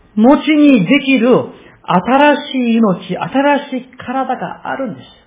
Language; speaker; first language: Japanese; non-native, fluent; Korean